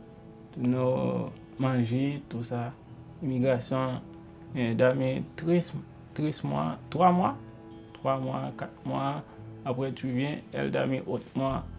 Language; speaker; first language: French; non-native, learner; Haitian Creole